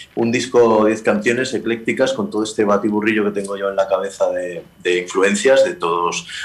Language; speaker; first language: Spanish; native; Spanish